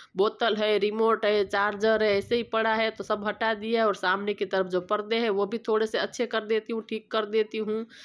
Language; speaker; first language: Hindi; non-native, local second language; Gujarati